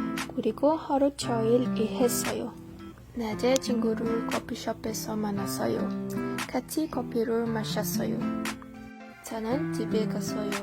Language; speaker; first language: Korean; non-native, learner; Portuguese